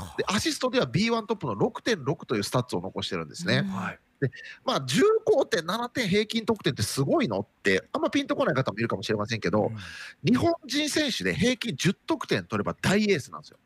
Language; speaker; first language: Japanese; native; Japanese